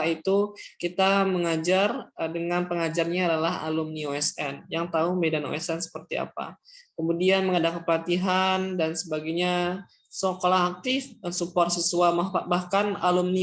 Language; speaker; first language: Indonesian; non-native, local second language; Minangkabau